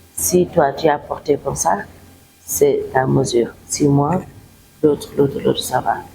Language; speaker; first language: French; non-native, local second language; Wolof